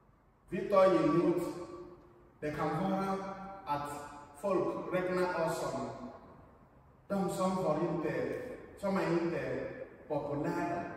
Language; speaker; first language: Swedish; non-native, fluent; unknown